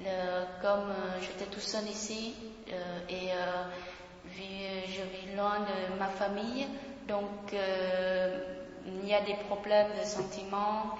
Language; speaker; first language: French; non-native, fluent; Vietnamese